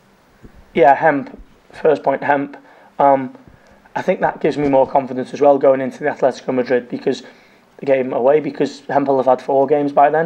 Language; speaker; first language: English; native; English